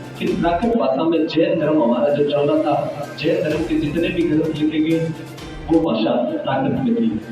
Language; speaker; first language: Hindi; native; Hindi